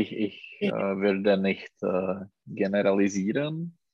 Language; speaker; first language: German; non-native, learner; Czech